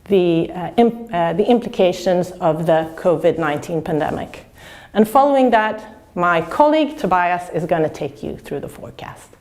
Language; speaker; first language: English; non-native, fluent; Swedish